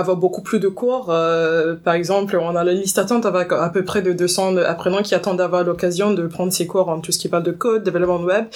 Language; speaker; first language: French; non-native, fluent; English